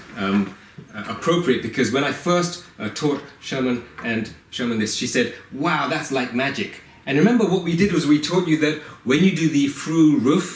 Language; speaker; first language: English; native; English